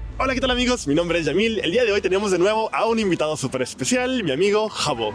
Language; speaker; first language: Spanish; native; Spanish